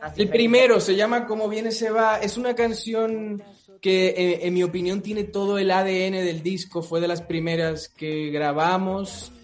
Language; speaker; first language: Spanish; native; Spanish